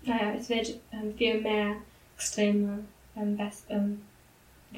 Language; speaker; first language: German; non-native, learner; English